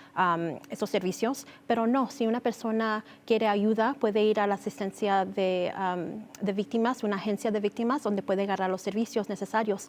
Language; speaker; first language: Spanish; early bilingual, heritage; Spanish